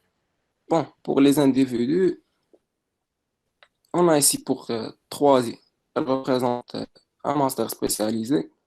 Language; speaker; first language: French; non-native, local second language; Arabic